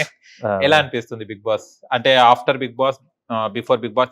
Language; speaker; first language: Telugu; native; Telugu